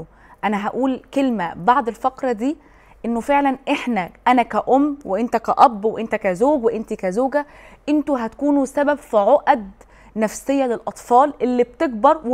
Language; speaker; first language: Arabic; native; Arabic